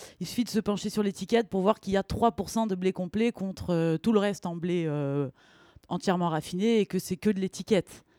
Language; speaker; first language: French; native; French